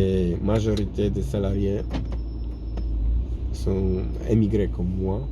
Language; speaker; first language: French; non-native, fluent; Polish